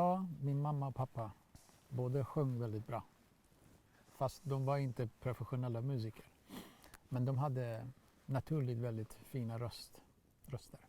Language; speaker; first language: Swedish; non-native, fluent; Baluchi